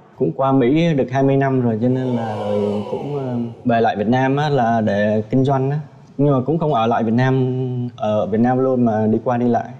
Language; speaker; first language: Vietnamese; native; Vietnamese